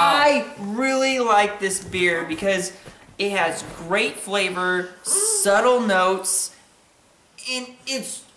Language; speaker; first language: English; native; English